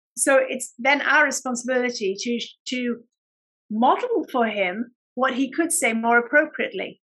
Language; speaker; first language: English; native; English